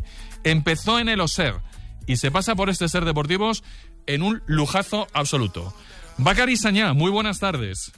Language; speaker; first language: Spanish; native; Spanish